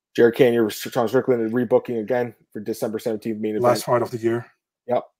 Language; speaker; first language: English; non-native, fluent; Dutch